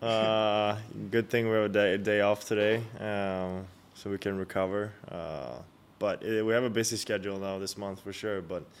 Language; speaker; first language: English; non-native, fluent; Swedish